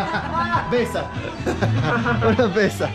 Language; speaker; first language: Spanish; non-native, learner; English